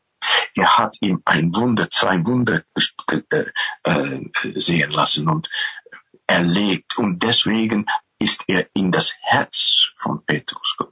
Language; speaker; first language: German; non-native, fluent; Dutch